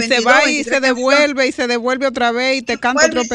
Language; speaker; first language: Spanish; native; Spanish